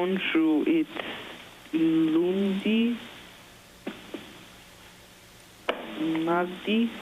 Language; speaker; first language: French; non-native, learner; English